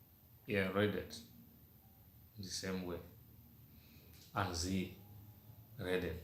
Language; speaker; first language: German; non-native, fluent; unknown